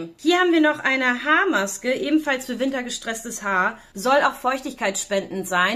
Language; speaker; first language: German; native; German